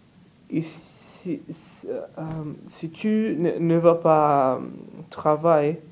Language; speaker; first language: French; non-native, learner; Portuguese